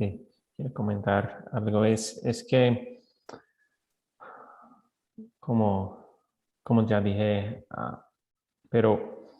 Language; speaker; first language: Spanish; non-native, fluent; English